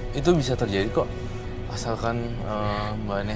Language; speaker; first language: Indonesian; native; Indonesian